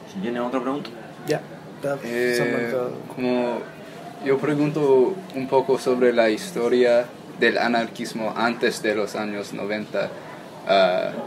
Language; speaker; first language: Spanish; non-native, learner; English